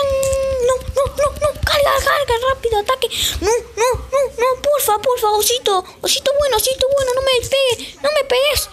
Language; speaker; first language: Spanish; native; Spanish